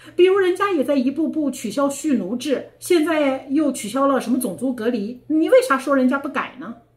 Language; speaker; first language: Chinese; native; Chinese